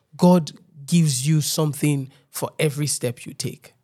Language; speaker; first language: English; non-native, local second language; Yoruba